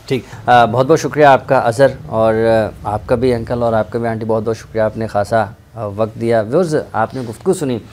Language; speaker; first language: Urdu; non-native, local second language; Punjabi